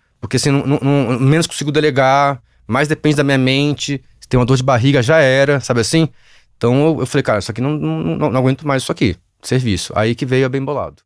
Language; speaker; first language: Portuguese; native; Portuguese